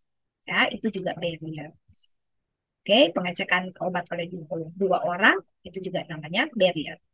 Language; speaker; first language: Indonesian; native; Indonesian